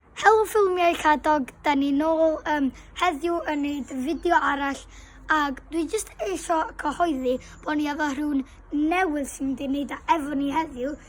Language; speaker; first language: Welsh; native; Welsh